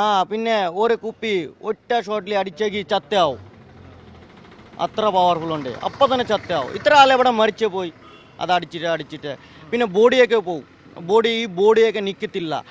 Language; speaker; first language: Malayalam; non-native, local second language; Assamese